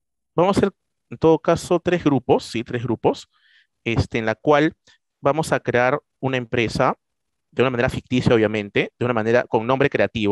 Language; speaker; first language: Spanish; native; Spanish